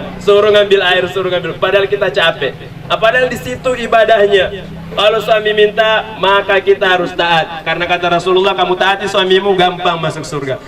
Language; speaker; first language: Indonesian; native; Indonesian